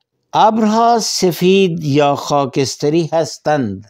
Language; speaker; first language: Persian; non-native, fluent; Urdu